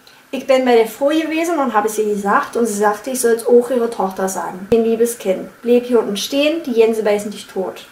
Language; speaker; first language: German; non-native, fluent; English